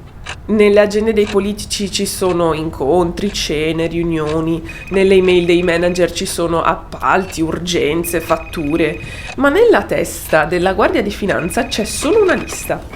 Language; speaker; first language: Italian; native; Italian